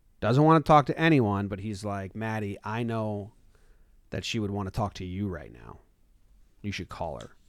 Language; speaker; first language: English; native; English